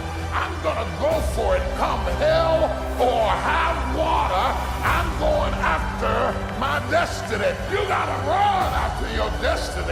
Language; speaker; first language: English; native; English